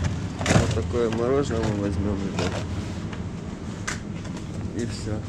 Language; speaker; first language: Russian; non-native, fluent; Romanian